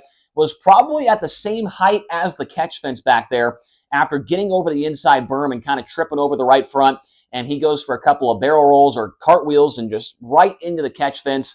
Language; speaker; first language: English; native; English